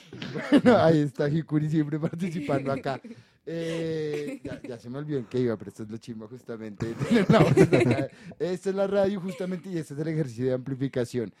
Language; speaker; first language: Spanish; native; Spanish